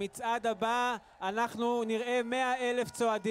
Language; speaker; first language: Hebrew; native; Hebrew